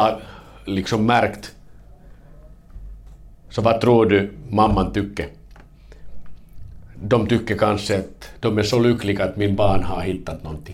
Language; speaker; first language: Swedish; non-native, learner; Finnish